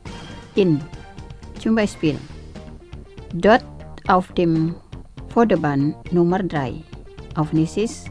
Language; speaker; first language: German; non-native, fluent; Indonesian